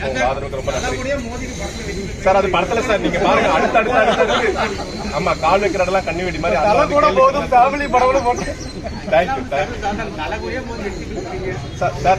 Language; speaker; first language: Tamil; native; Tamil